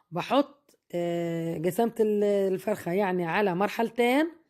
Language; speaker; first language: Arabic; native; Arabic